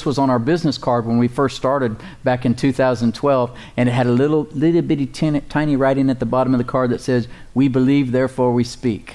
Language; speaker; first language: English; native; English